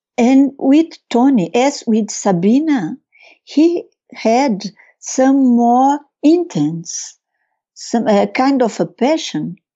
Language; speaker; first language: English; non-native, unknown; Portuguese